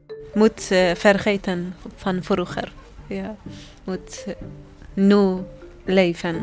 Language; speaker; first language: Dutch; non-native, learner; Persian